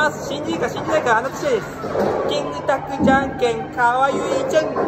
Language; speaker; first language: Japanese; native; Japanese